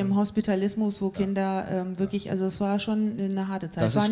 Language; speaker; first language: German; native; German